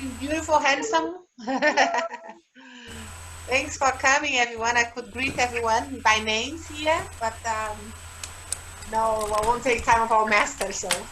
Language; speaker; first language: English; non-native, learner; Portuguese